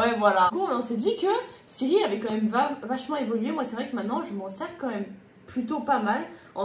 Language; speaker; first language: French; native; French